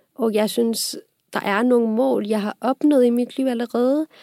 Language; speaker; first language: Danish; non-native, fluent; Urdu